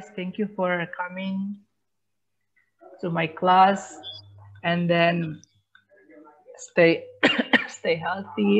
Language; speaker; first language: English; non-native, fluent; Indonesian